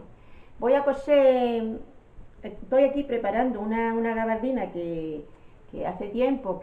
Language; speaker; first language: Spanish; native; Spanish